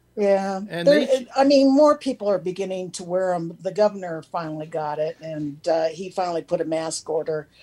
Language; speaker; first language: English; native; English